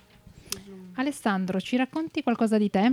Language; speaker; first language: Italian; native; Italian